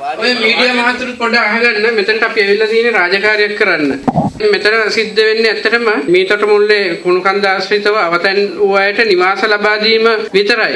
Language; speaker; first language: Sinhala; native; Sinhala